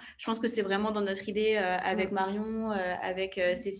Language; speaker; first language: French; native; French